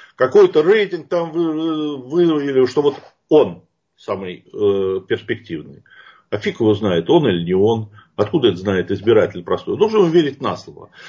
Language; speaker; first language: Russian; native; Russian